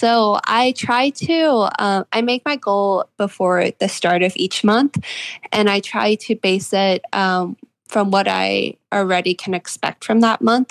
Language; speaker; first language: English; native; English